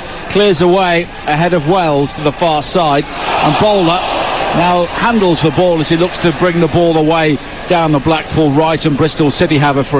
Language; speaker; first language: English; native; English